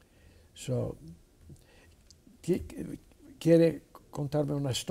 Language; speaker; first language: Spanish; non-native, learner; English